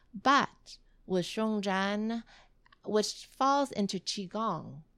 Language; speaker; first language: English; early bilingual, other home language; Vietnamese